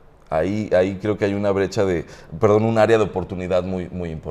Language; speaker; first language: Spanish; native; Spanish